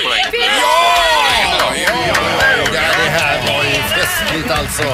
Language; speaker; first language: Swedish; native; Swedish